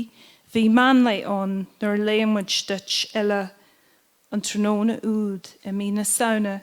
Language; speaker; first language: Irish; non-native, local second language; English